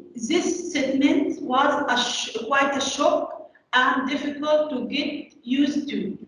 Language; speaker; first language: English; non-native, learner; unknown